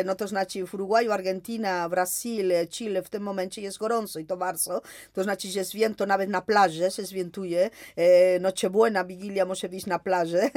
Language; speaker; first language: Polish; non-native, fluent; Spanish